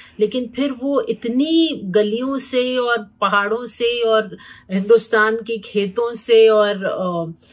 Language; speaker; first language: Hindi; native; Hindi